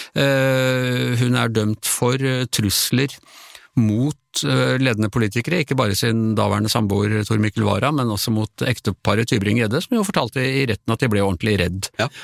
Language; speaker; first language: Norwegian; native; Norwegian